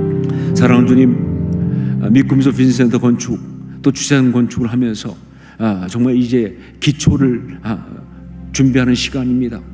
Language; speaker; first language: Korean; native; Korean